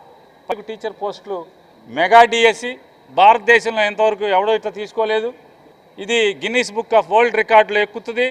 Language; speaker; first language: Telugu; native; Telugu